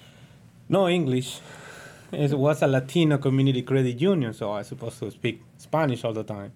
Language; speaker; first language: English; non-native, learner; Spanish